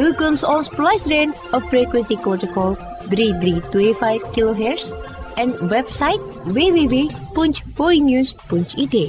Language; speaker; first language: Dutch; non-native, fluent; Indonesian